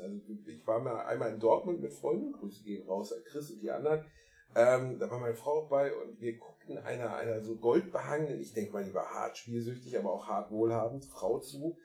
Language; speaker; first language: German; native; German